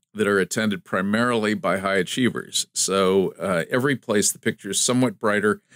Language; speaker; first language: English; native; English